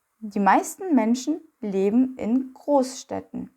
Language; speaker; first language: German; non-native, fluent; Ukrainian